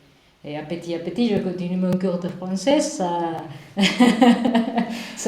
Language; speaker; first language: French; non-native, learner; Spanish